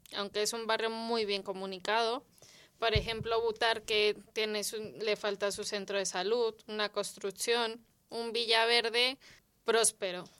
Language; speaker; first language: Spanish; native; Spanish